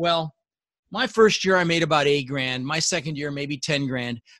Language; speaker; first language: English; early bilingual, other home language; Dutch